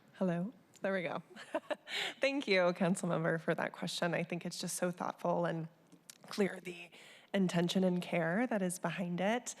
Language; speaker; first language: English; native; English